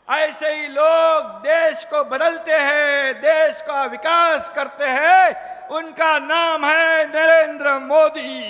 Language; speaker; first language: Hindi; non-native, local second language; Marathi